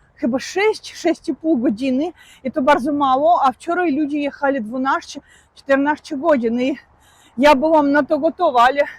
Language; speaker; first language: Polish; non-native, fluent; Russian